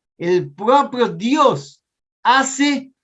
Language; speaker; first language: Spanish; non-native, fluent; Portuguese